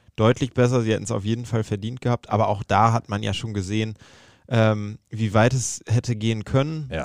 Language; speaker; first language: German; native; German